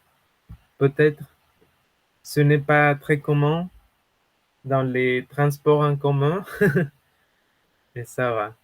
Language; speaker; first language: French; non-native, fluent; Spanish